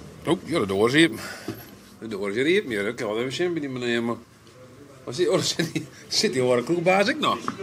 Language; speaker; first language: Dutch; non-native, local second language; Western Frisian